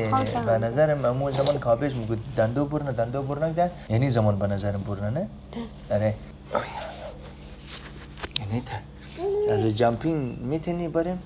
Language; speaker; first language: Persian; native; Persian